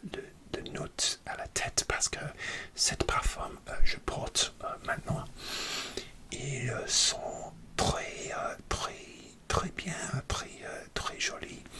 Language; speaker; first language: French; non-native, learner; English